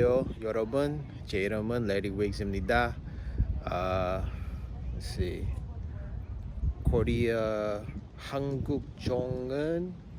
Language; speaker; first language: Korean; non-native, learner; English